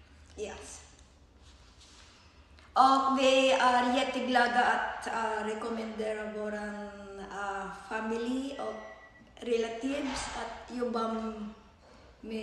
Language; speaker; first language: Swedish; non-native, learner; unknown